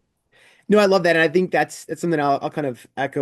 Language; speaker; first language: English; native; English